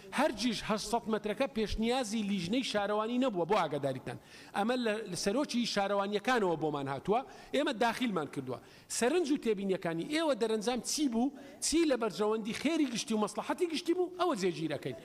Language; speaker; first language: Central Kurdish; native; Central Kurdish